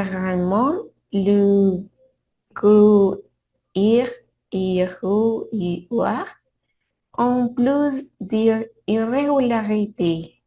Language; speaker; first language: French; non-native, learner; Spanish